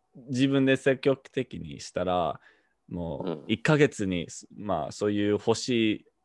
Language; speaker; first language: Japanese; non-native, fluent; English